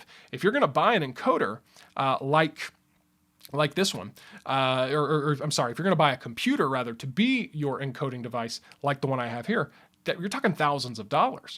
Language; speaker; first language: English; native; English